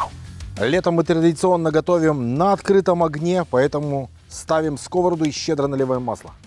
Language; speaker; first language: Russian; native; Russian